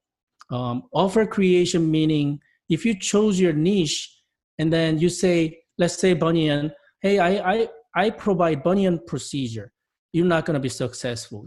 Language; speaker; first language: English; non-native, fluent; Korean